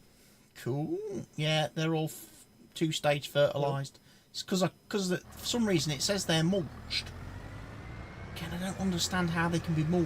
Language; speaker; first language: English; native; English